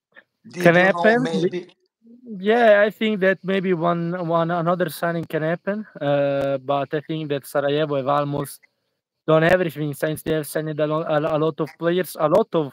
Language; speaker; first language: English; non-native, fluent; Italian